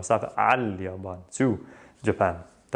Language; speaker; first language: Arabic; non-native, fluent; English